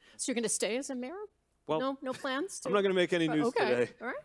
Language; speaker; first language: English; native; English